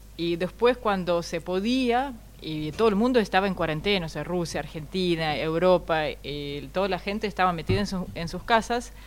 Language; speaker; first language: Spanish; non-native, fluent; Russian